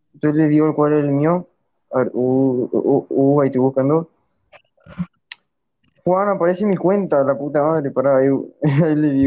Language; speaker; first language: Spanish; native; Spanish